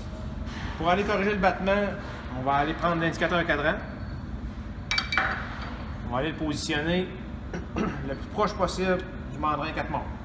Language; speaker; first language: French; native; French